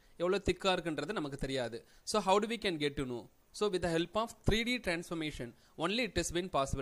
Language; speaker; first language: English; non-native, local second language; Tamil